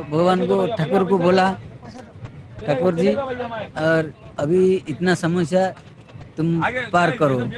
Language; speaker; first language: Hindi; non-native, local second language; Odia